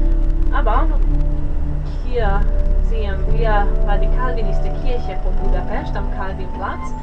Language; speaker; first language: German; non-native, fluent; Hungarian